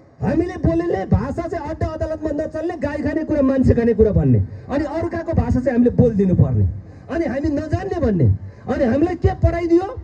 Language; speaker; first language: Nepali; non-native, local second language; Eastern Tamang